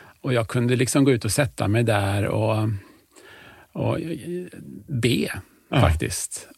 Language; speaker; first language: Swedish; native; Swedish